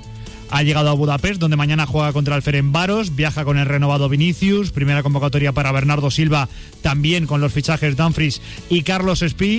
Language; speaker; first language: Spanish; native; Spanish